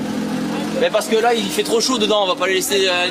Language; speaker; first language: French; native; French